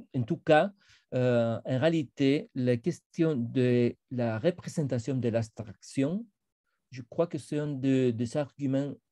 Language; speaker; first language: French; non-native, fluent; Spanish